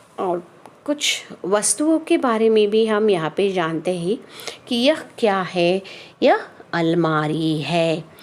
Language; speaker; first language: Hindi; non-native, local second language; Kannada